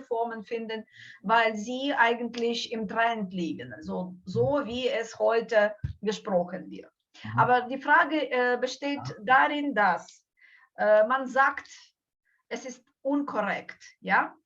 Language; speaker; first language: German; non-native, fluent; Ukrainian